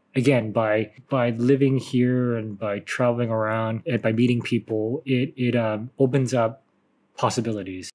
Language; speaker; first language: English; native; English